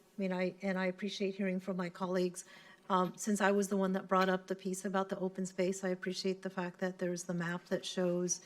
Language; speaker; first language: English; non-native, local second language; Cantonese